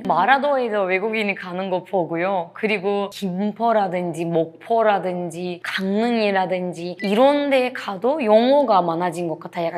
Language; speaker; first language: Korean; non-native, fluent; Turkish